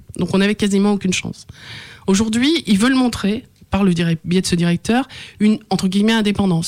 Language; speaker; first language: French; native; French